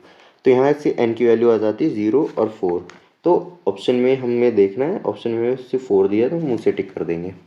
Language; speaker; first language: Hindi; native; Hindi